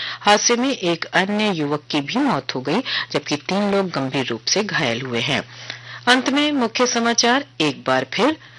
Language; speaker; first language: Hindi; native; Hindi